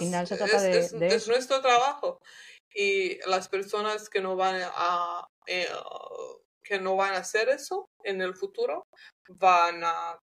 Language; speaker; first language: Spanish; non-native, learner; English